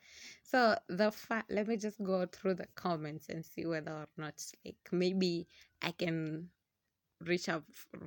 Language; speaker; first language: English; non-native, local second language; Swahili